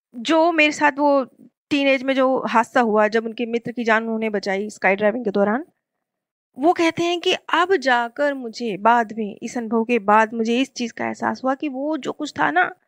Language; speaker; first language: Hindi; native; Hindi